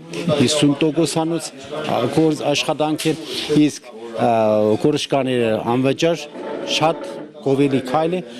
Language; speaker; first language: Armenian; native; Armenian